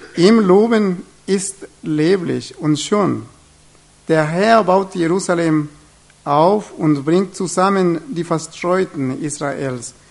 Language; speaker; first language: German; non-native, fluent; Spanish